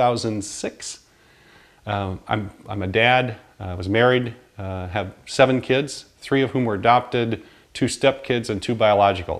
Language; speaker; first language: English; native; English